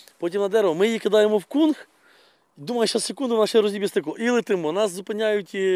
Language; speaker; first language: Ukrainian; non-native, local second language; Russian